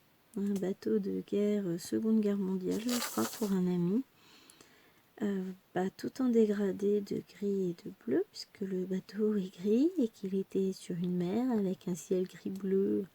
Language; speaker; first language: French; native; French